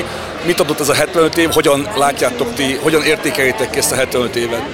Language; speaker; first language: Hungarian; early bilingual, heritage; Hungarian